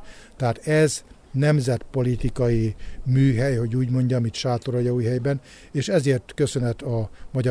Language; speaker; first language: Hungarian; native; Hungarian